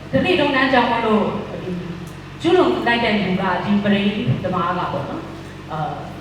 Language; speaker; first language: Burmese; non-native, local second language; Shwe Palaung